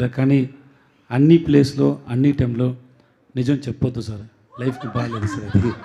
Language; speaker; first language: Telugu; non-native, learner; Tamil